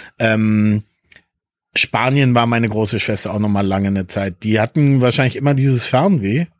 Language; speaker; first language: German; early bilingual, other home language; Spanish